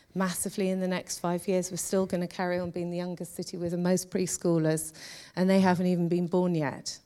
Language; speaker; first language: English; native; English